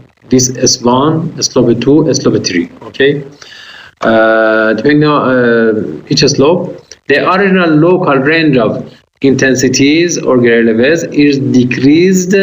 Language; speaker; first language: English; non-native, fluent; Persian